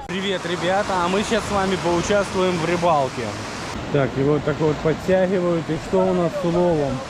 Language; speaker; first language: Russian; native; Russian